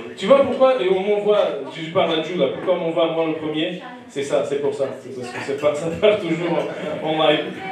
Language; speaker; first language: French; non-native, fluent; Portuguese